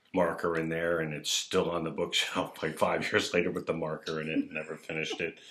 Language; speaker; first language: English; native; English